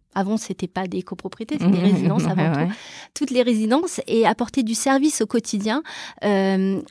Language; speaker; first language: French; early bilingual, other home language; Portuguese